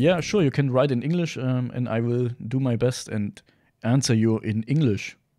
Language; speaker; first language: English; non-native, learner; German